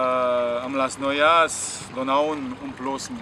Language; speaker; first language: Catalan; non-native, fluent; Romanian